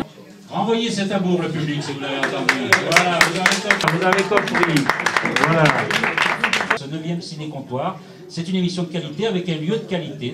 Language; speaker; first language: French; native; French